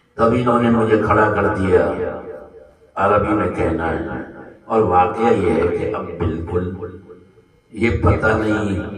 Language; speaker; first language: Urdu; native; Urdu